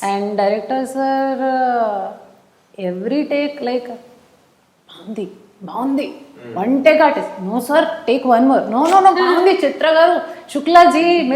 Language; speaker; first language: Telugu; non-native, learner; Hindi